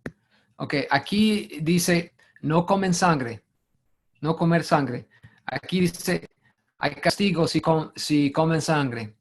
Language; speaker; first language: Spanish; non-native, fluent; English